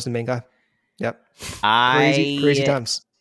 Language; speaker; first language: English; native; English